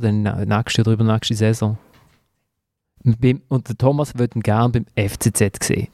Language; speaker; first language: German; native; German